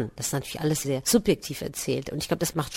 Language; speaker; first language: German; native; German